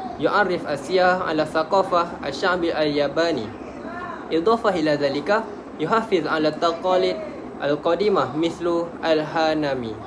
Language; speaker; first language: Arabic; non-native, learner; Malay